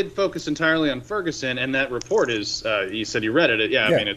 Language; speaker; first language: English; native; English